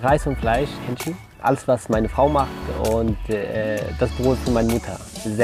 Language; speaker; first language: German; non-native, learner; Kurdish